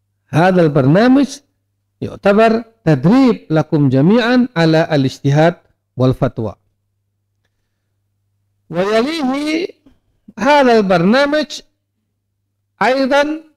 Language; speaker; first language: Arabic; non-native, fluent; Indonesian